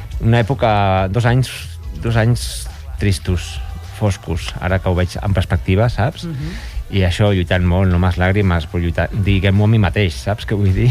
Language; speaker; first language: Catalan; native; Catalan